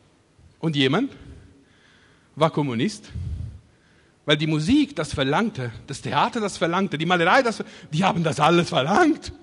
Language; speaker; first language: German; non-native, fluent; Italian